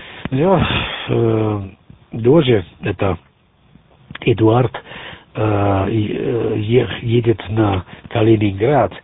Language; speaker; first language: Russian; non-native, learner; German